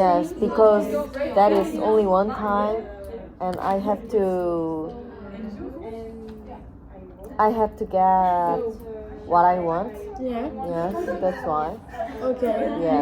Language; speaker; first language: English; non-native, learner; Korean